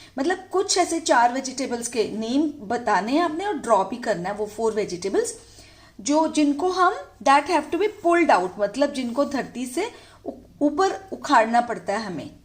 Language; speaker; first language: Hindi; native; Hindi